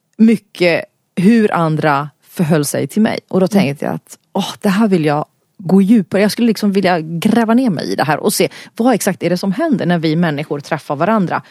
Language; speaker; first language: Swedish; early bilingual, other home language; Finnish